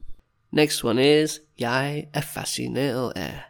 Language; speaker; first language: Danish; non-native, fluent; English